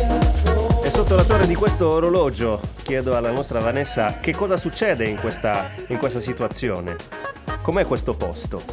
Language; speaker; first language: Italian; native; Italian